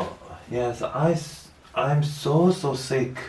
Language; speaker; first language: English; non-native, learner; Korean